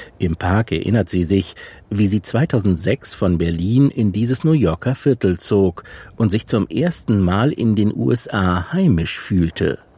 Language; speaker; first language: German; native; German